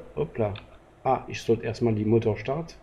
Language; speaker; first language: German; non-native, learner; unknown